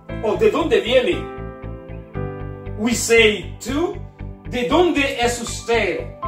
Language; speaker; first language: Spanish; non-native, fluent; Haitian Creole